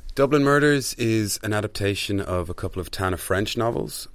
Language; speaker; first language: English; native; English